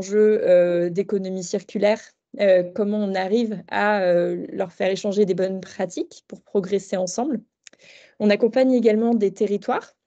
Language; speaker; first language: French; native; French